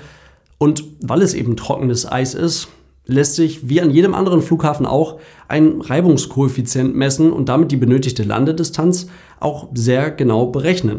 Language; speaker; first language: German; native; German